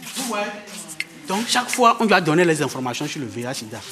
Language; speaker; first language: French; non-native, local second language; Ewe